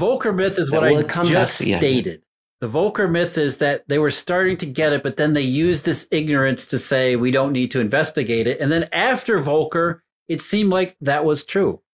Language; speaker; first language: English; native; English